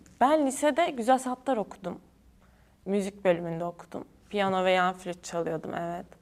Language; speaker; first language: Turkish; native; Turkish